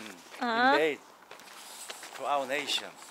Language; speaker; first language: English; non-native, learner; Korean